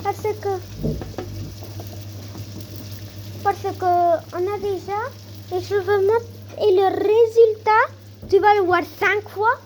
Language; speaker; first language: French; non-native, learner; Spanish